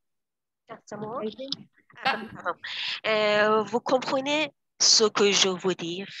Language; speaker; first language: French; non-native, learner; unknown